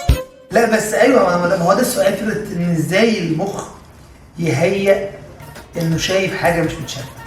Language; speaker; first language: Arabic; native; Arabic